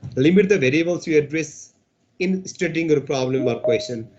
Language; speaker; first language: English; non-native, local second language; Nepali